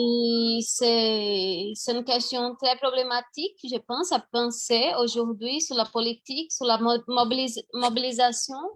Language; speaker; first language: French; non-native, fluent; Portuguese